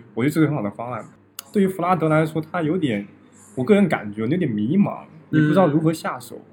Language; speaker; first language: Chinese; native; Chinese